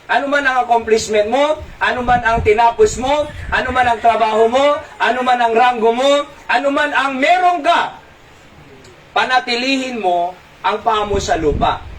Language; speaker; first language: Filipino; non-native, local second language; Iloko